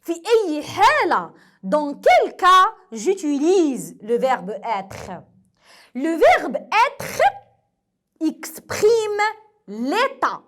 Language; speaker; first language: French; non-native, local second language; Arabic